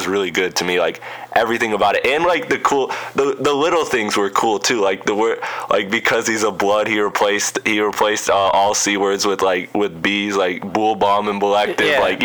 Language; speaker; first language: English; native; English